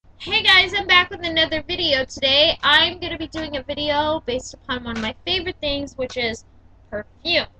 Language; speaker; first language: English; native; English